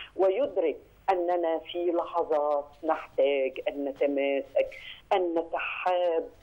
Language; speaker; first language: Arabic; native; Arabic